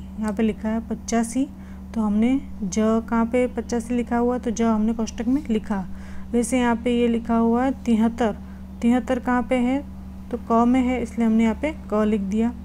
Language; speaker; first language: Hindi; non-native, local second language; Gujarati